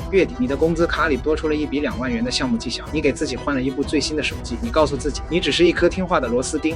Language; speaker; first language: Chinese; native; Chinese